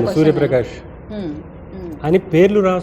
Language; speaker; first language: Telugu; native; Telugu